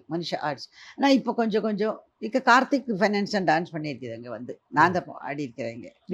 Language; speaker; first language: Tamil; non-native, learner; Malayalam